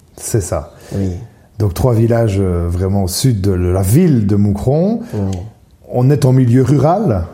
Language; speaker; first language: French; native; French